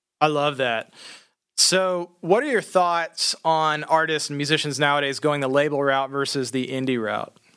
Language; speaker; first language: English; native; English